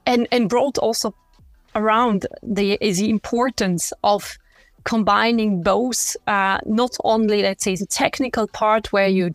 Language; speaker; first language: English; non-native, fluent; French